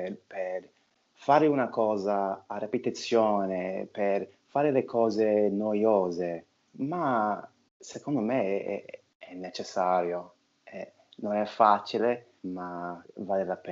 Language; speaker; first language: Italian; non-native, fluent; English